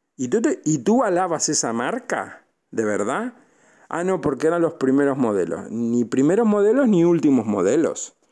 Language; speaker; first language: Spanish; native; Spanish